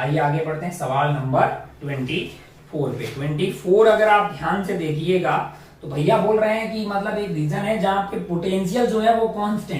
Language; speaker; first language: Hindi; native; Hindi